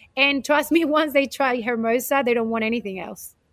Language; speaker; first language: English; non-native, fluent; Spanish